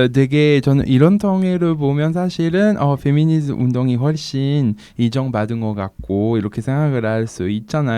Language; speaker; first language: Korean; non-native, fluent; French